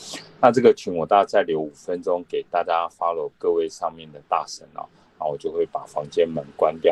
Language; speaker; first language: Chinese; native; Chinese